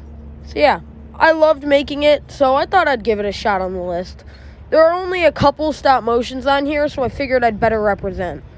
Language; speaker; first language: English; native; English